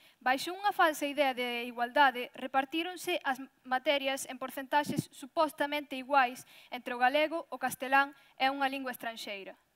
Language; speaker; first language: Galician; early bilingual, other home language; Riffian